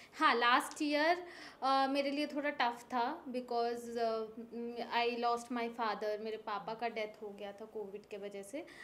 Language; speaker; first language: Hindi; non-native, local second language; Bangla